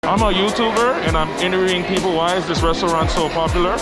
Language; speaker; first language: English; native; English